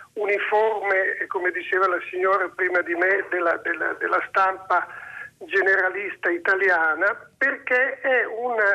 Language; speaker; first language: Italian; native; Italian